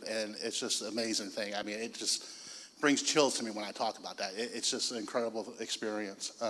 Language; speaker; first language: English; native; English